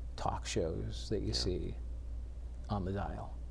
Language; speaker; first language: English; native; English